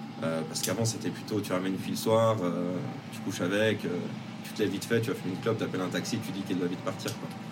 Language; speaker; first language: French; native; French